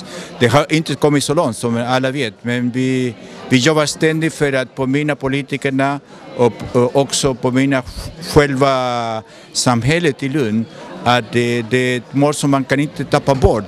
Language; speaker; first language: Swedish; non-native, fluent; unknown